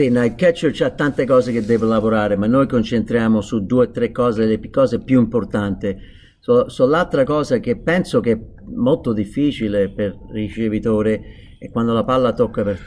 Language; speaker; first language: Italian; non-native, fluent; English